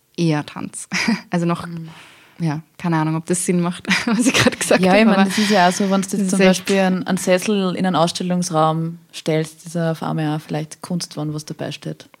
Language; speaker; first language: German; native; German